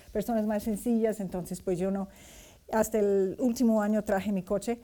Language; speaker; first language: Spanish; non-native, fluent; English